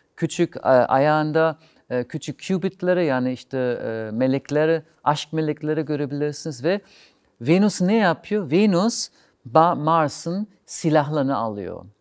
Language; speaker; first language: Turkish; non-native, fluent; German